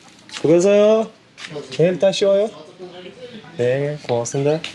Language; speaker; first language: Korean; non-native, learner; Kazakh